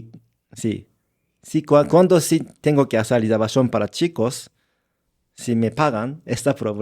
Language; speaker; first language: Spanish; non-native, learner; Japanese